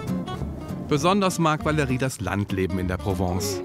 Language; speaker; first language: German; native; German